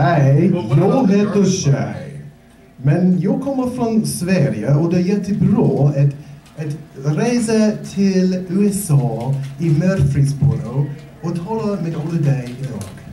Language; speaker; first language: Swedish; non-native, learner; English